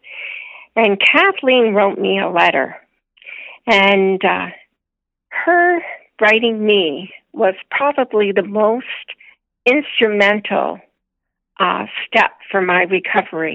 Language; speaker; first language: English; native; English